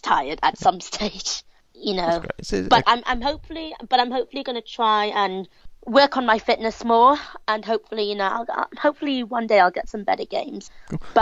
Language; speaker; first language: English; native; English